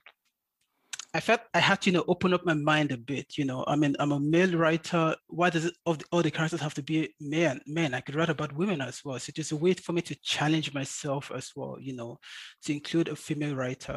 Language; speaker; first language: English; native; English